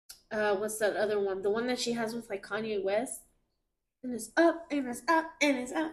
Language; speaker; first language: English; early bilingual, other home language; Spanish